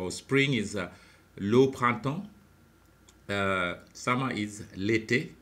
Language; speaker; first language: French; non-native, fluent; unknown